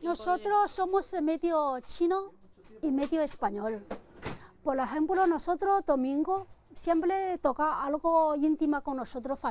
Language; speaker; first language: Spanish; non-native, learner; Chinese